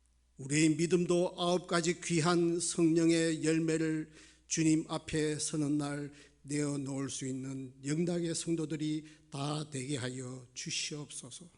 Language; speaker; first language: Korean; native; Korean